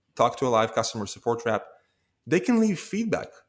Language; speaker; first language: English; non-native, fluent; Hebrew